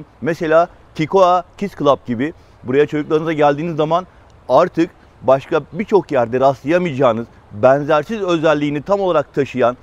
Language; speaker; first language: Turkish; native; Turkish